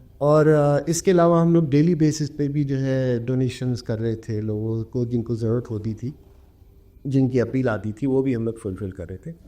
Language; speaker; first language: Urdu; early bilingual, heritage; Urdu